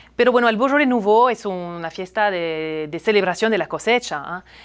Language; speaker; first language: Spanish; non-native, fluent; French